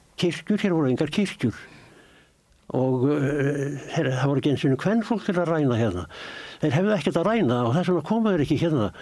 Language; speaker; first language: Icelandic; native; Icelandic